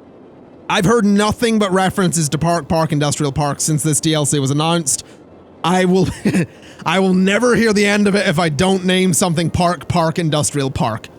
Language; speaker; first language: English; native; English